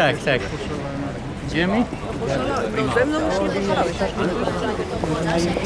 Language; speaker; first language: Polish; non-native, learner; Hungarian